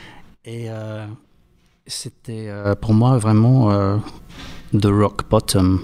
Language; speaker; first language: French; non-native, fluent; English